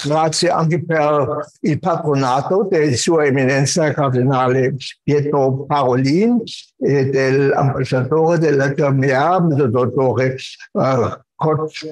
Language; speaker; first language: Italian; non-native, fluent; German